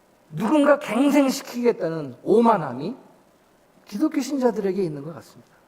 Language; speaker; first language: Korean; native; Korean